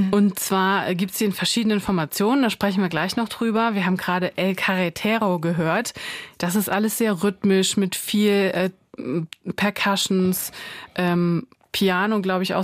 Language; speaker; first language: German; native; German